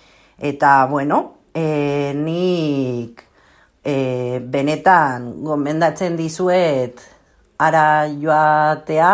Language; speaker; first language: Basque; non-native, local second language; Spanish